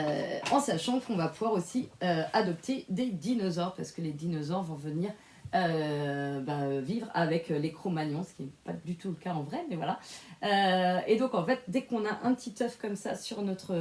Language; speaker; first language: French; native; French